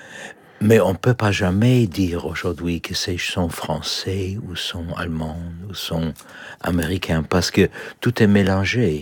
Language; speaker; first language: French; non-native, fluent; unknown